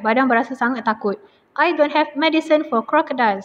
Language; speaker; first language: English; non-native, local second language; Malay